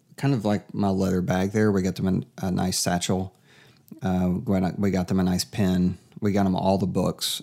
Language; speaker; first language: English; native; English